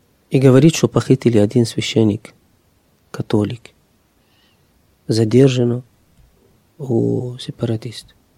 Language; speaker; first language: Russian; non-native, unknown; Arabic